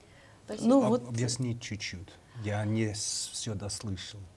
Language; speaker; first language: Russian; non-native, learner; English